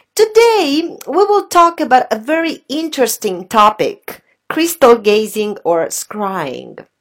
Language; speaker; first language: English; non-native, fluent; Italian